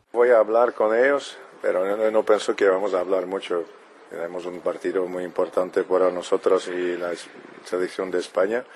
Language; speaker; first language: Spanish; non-native, fluent; Czech